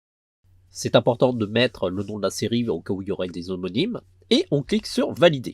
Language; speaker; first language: French; native; French